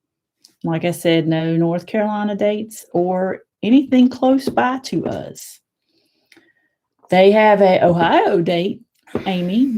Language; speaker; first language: English; native; English